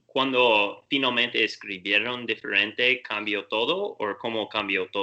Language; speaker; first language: Spanish; non-native, learner; English